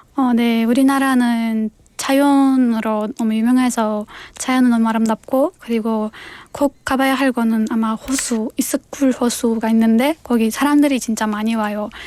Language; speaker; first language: Korean; non-native, fluent; Kyrgyz